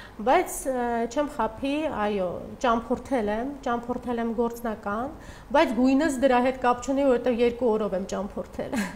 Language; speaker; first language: Armenian; early bilingual, heritage; Armenian